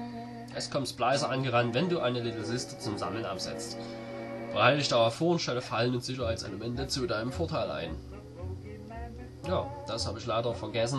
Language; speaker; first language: German; native; German